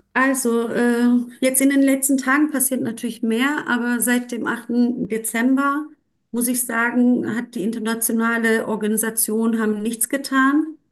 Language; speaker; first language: German; non-native, fluent; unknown